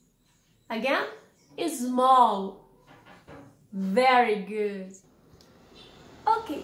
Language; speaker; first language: English; non-native, learner; Portuguese